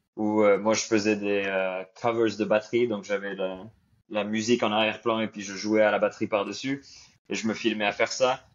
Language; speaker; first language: French; native; French